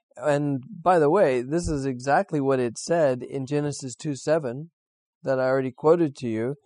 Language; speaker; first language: English; native; English